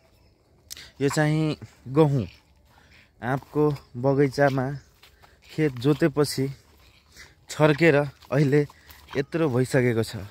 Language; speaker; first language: Nepali; non-native, local second language; Maithili